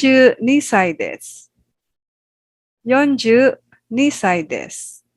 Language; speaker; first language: Japanese; non-native, fluent; Filipino